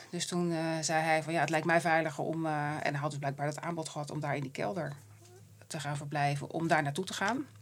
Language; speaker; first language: Dutch; native; Dutch